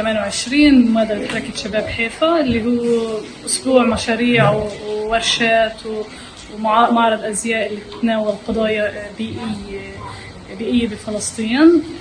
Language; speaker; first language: Arabic; native; Arabic